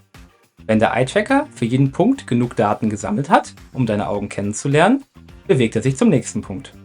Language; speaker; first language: German; native; German